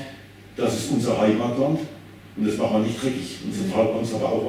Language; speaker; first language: German; native; German